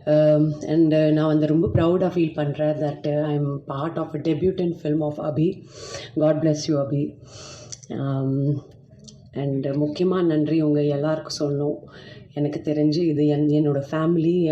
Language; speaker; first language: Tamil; non-native, fluent; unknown